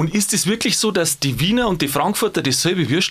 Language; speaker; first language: German; native; German